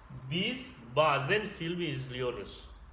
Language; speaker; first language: Turkish; non-native, fluent; Indonesian